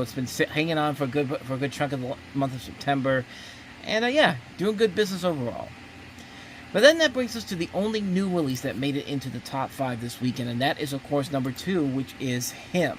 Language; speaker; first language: English; native; English